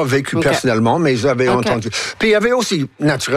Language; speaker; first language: French; non-native, local second language; English